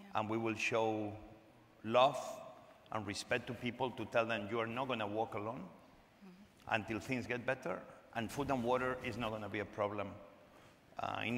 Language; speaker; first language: English; non-native, fluent; Spanish